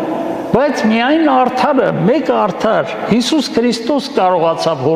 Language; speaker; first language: Armenian; native; Armenian